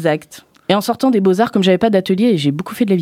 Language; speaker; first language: French; native; French